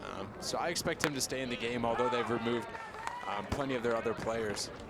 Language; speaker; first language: English; native; English